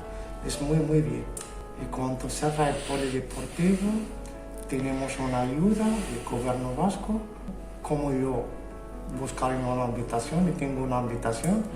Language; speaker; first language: Spanish; non-native, learner; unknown